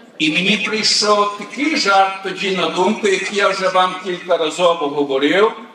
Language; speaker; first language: Ukrainian; early bilingual, heritage; Ukrainian